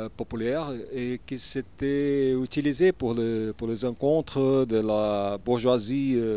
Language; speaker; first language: French; non-native, learner; Portuguese